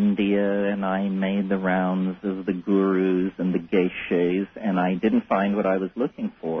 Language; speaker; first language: English; native; English